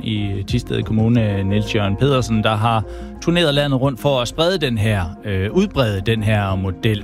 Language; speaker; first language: Danish; native; Danish